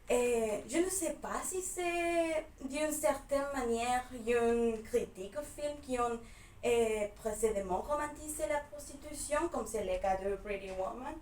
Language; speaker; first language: French; non-native, fluent; Spanish